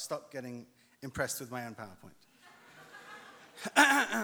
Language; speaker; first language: English; native; English